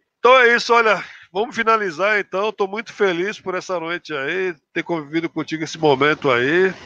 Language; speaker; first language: Portuguese; native; Portuguese